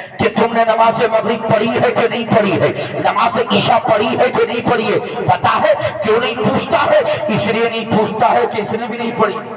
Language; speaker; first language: Urdu; native; Urdu